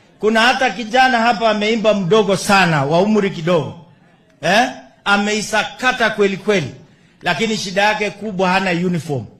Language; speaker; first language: Swahili; non-native, local second language; Kalenjin